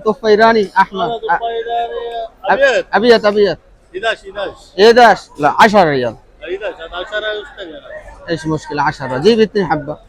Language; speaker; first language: Arabic; non-native, learner; Bangla